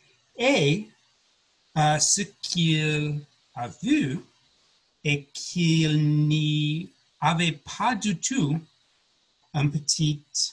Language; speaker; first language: French; non-native, learner; English